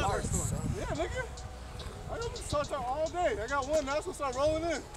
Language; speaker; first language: English; native; English